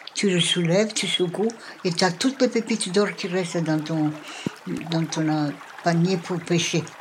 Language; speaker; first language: French; non-native, local second language; Malagasy